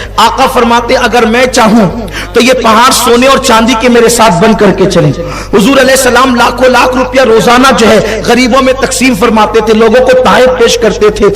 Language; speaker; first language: Urdu; native; Urdu